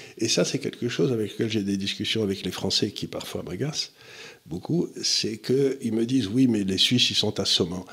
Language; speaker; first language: French; native; French